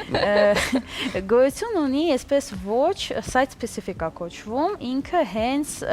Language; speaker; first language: Armenian; early bilingual, heritage; Armenian